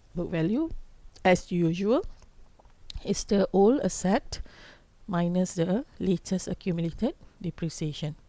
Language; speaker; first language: English; non-native, local second language; Malay